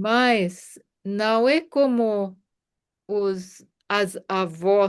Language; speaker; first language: Portuguese; non-native, fluent; German